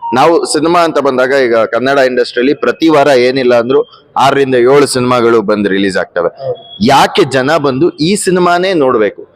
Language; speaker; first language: Kannada; native; Kannada